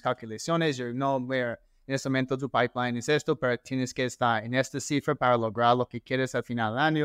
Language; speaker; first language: Spanish; non-native, fluent; English